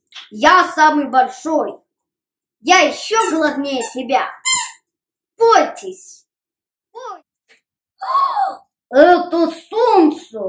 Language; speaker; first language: Russian; early bilingual, heritage; Russian